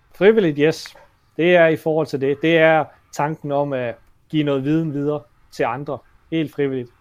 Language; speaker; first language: Danish; native; Danish